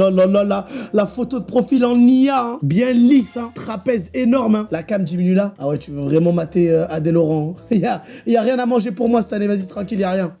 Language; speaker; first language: French; native; French